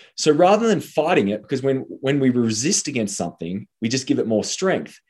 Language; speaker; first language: English; native; English